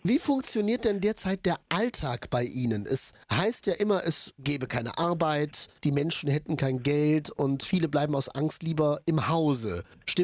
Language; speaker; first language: German; native; German